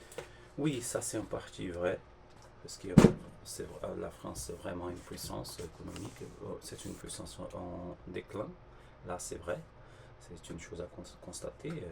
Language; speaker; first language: French; non-native, fluent; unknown